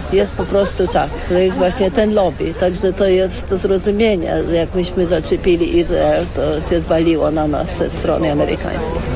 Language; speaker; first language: Polish; early bilingual, heritage; Polish